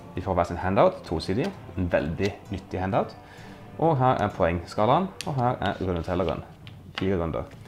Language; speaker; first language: Norwegian; native; Norwegian